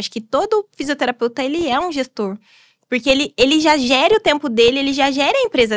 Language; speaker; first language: Portuguese; native; Portuguese